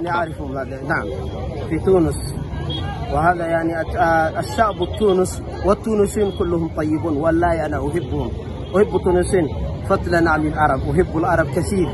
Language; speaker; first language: Arabic; non-native, fluent; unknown